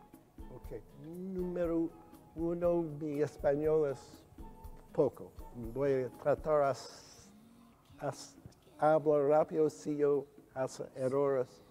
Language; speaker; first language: Spanish; non-native, learner; English